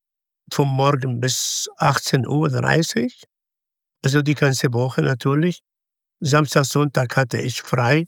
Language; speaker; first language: German; non-native, fluent; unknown